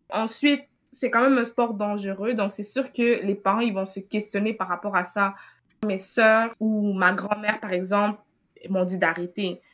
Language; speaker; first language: French; early bilingual, other home language; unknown